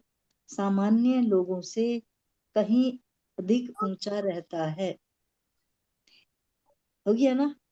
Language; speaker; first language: Hindi; native; Hindi